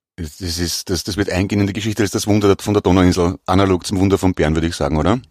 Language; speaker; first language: German; native; German